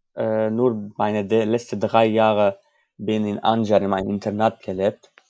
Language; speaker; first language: German; non-native, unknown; Armenian